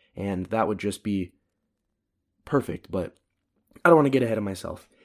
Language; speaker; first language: English; early bilingual, other home language; Filipino